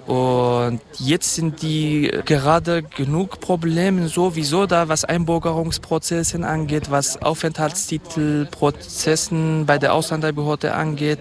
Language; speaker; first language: German; non-native, fluent; Kurdish